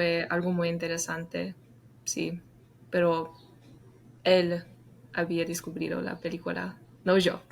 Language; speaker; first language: Spanish; non-native, fluent; English